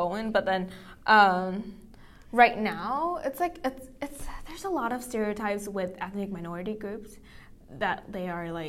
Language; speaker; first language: English; non-native, fluent; Vietnamese